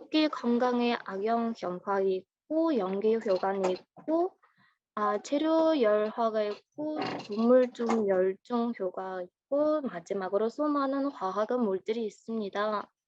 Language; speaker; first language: Korean; non-native, learner; Mongolian